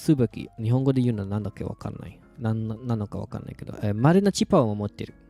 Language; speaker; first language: Japanese; non-native, fluent; Indonesian